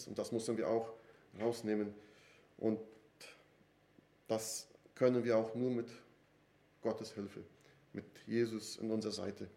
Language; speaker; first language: German; non-native, fluent; Portuguese